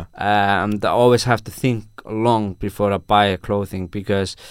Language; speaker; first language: English; non-native, fluent; Icelandic